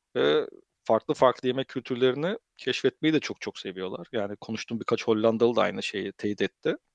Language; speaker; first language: Turkish; early bilingual, heritage; Turkish